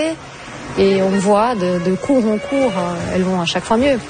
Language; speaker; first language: French; non-native, fluent; Portuguese